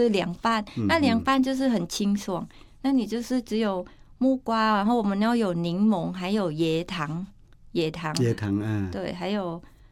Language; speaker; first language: Chinese; non-native, fluent; Thai